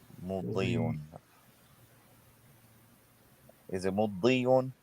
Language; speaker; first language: Arabic; non-native, learner; English